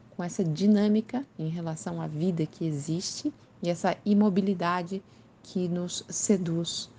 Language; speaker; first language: Portuguese; native; Portuguese